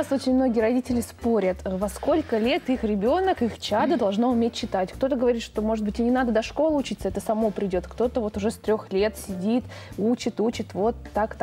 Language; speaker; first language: Russian; native; Russian